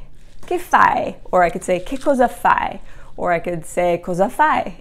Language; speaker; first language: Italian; non-native, fluent; English